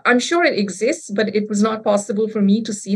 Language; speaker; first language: English; non-native, local second language; Bangla